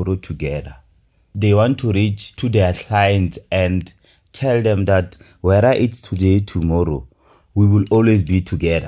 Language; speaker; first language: English; non-native, local second language; Tswana